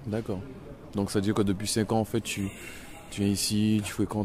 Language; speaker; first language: French; native; French